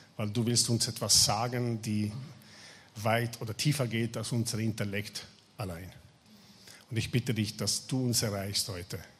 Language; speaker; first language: German; non-native, fluent; Italian